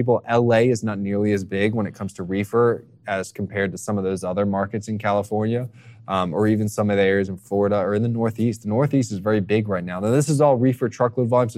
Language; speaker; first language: English; native; English